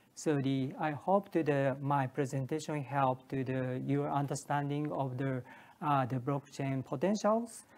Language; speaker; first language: English; non-native, learner; Japanese